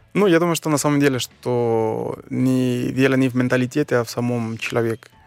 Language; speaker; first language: Russian; non-native, fluent; Spanish